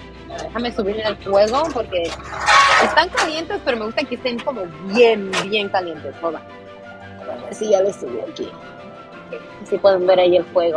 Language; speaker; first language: Spanish; early bilingual, heritage; Spanish